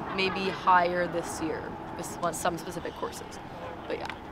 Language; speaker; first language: English; native; English